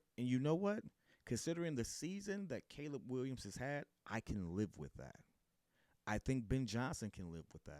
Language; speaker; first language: English; native; English